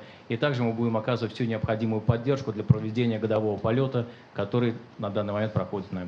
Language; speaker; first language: Russian; native; Russian